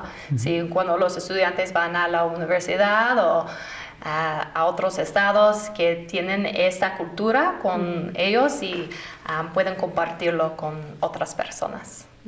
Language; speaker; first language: Spanish; non-native, fluent; English